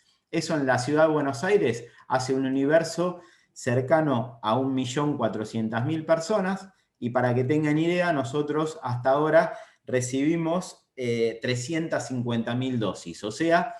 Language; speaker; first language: Spanish; native; Spanish